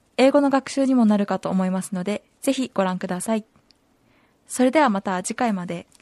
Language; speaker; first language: Japanese; native; Japanese